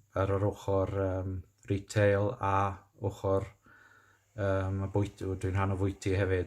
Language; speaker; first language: Welsh; native; Welsh